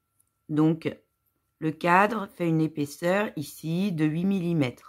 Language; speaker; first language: French; native; French